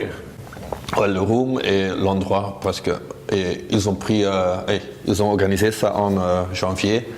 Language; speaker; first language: French; non-native, local second language; Dutch